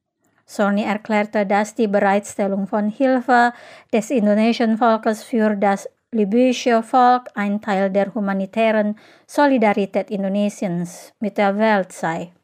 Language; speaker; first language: German; non-native, fluent; Indonesian